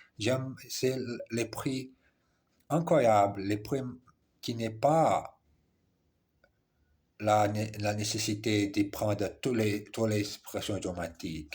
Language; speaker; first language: French; non-native, learner; Portuguese